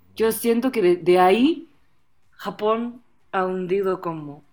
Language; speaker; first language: Spanish; non-native, fluent; Japanese